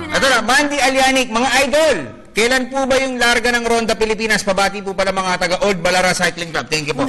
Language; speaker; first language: Filipino; native; Filipino